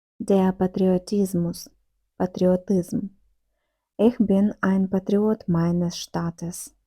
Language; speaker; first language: German; non-native, fluent; Ukrainian